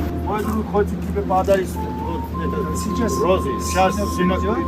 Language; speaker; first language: Russian; non-native, fluent; Armenian